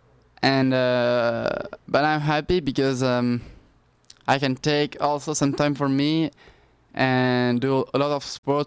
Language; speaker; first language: English; non-native, learner; French